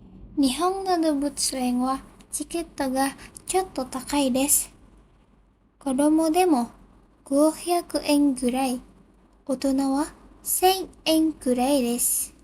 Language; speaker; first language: Japanese; non-native, learner; Indonesian